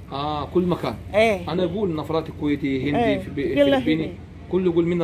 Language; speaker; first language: Arabic; non-native, learner; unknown